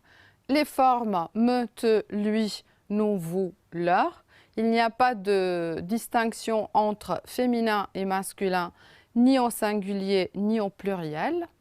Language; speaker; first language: French; non-native, fluent; Romanian